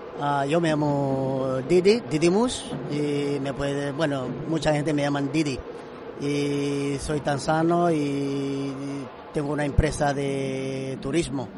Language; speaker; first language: Spanish; non-native, fluent; Swahili